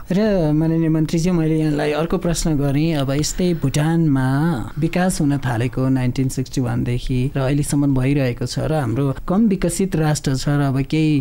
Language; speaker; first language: Nepali; native; Nepali